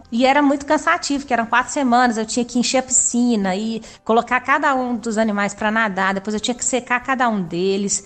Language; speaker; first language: Portuguese; native; Portuguese